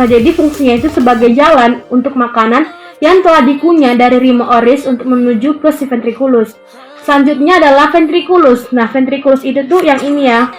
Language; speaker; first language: Indonesian; native; Indonesian